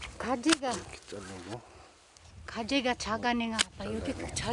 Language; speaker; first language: Korean; non-native, learner; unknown